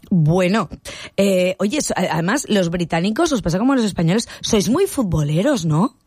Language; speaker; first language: Spanish; native; Spanish